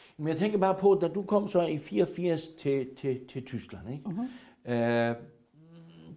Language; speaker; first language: Danish; non-native, local second language; German